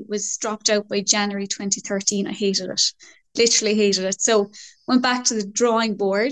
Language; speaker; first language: English; native; English